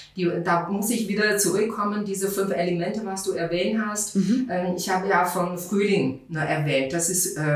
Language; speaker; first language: German; non-native, fluent; Chinese